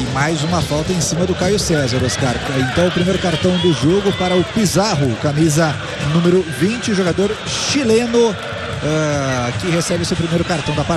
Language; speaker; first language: Portuguese; native; Portuguese